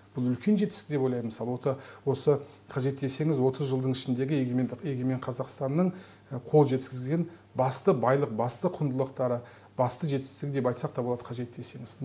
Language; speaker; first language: Kazakh; non-native, local second language; Turkish